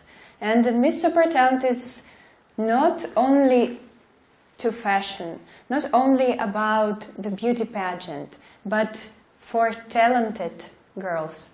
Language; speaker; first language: English; non-native, learner; Russian